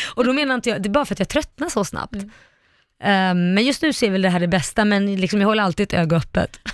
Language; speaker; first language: Swedish; early bilingual, other home language; Arabic